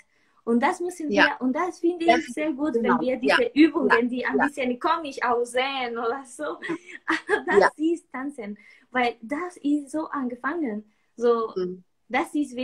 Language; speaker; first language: German; non-native, learner; Spanish